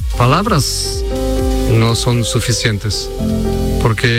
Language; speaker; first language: Spanish; non-native, fluent; Portuguese